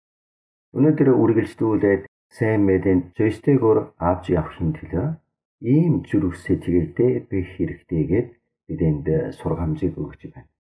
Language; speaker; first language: Mongolian; non-native, fluent; Korean